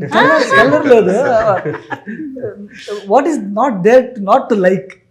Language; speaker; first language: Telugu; non-native, learner; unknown